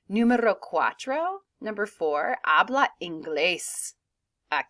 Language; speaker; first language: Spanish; non-native, fluent; English